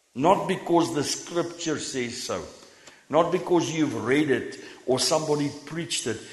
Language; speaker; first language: English; non-native, local second language; Afrikaans